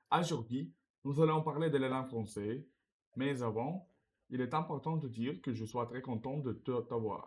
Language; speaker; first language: French; non-native, learner; Russian